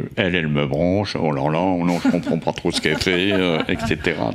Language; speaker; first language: French; native; French